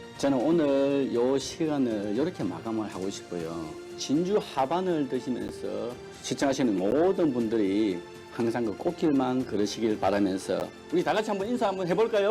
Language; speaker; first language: Korean; native; Korean